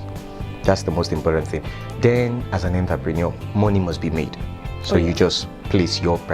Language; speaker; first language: English; non-native, local second language; Yoruba